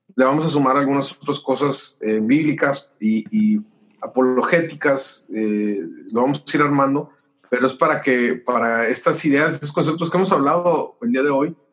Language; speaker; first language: Spanish; native; Spanish